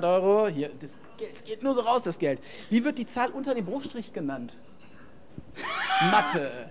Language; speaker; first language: German; native; German